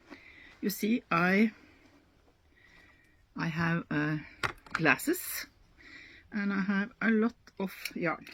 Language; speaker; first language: English; non-native, learner; Norwegian